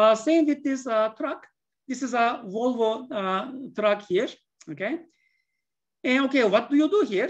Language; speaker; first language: English; non-native, fluent; Turkish